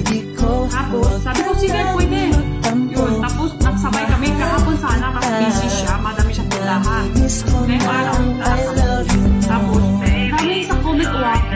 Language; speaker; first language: Filipino; non-native, learner; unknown